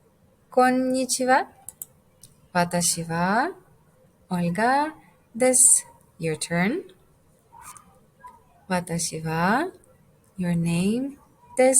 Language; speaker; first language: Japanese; non-native, fluent; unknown